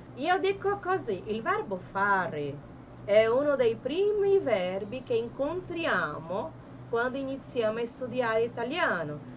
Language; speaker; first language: Italian; non-native, fluent; Portuguese